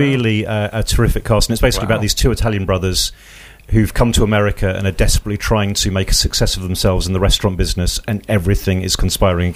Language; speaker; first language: English; native; English